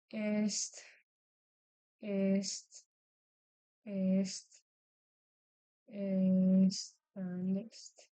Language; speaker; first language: German; non-native, fluent; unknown